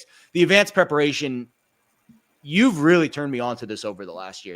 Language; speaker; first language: English; native; English